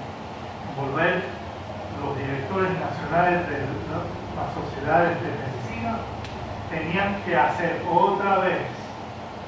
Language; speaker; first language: Spanish; early bilingual, heritage; Spanish